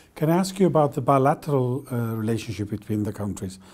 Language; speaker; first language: English; non-native, fluent; Icelandic